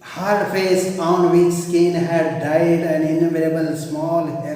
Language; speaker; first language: English; non-native, local second language; Marathi